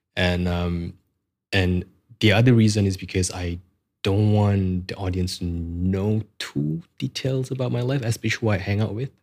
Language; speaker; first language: English; non-native, local second language; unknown